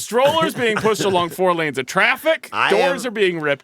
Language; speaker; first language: English; native; English